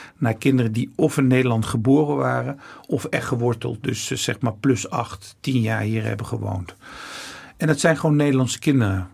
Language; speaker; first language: Dutch; early bilingual, other home language; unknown